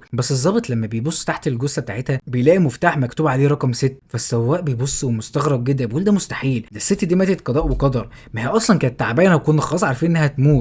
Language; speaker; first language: Arabic; native; Arabic